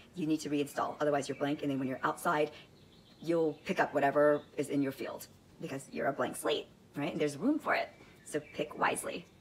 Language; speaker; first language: English; native; English